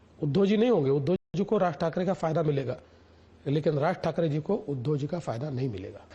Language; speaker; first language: Hindi; non-native, local second language; Marathi